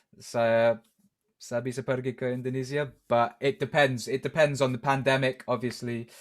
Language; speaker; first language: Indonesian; non-native, learner; English